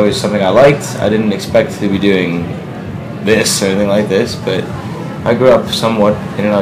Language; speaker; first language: English; native; English